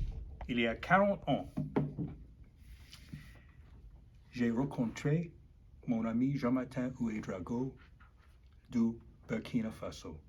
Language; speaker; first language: French; non-native, learner; English